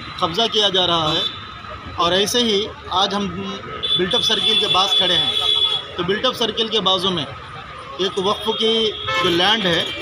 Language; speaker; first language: Urdu; native; Urdu